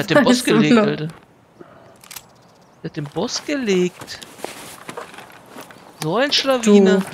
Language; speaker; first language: German; native; German